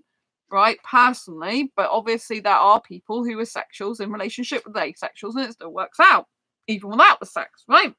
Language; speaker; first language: English; native; English